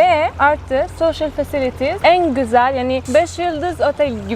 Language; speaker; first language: Turkish; non-native, learner; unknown